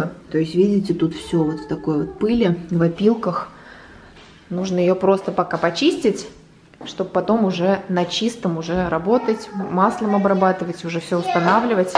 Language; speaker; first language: Russian; native; Russian